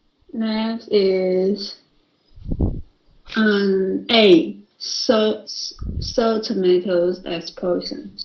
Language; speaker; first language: English; non-native, learner; Chinese